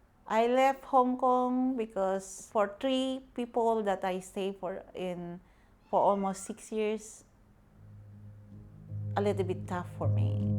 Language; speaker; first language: English; non-native, local second language; Filipino